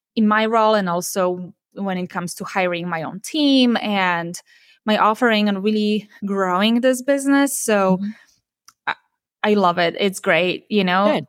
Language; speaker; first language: English; non-native, fluent; Polish